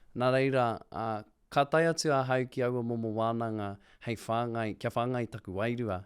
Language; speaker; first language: Māori; non-native, local second language; English